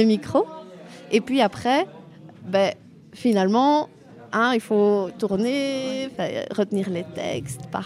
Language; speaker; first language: French; native; French